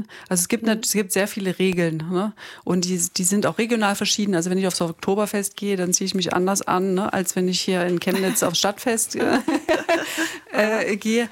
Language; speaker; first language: German; native; German